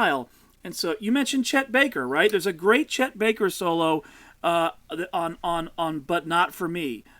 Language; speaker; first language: English; native; English